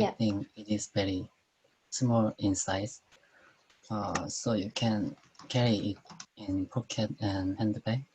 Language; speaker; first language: English; non-native, learner; Korean